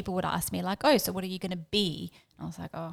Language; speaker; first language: English; native; English